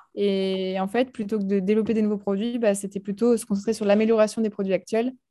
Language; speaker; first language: French; native; French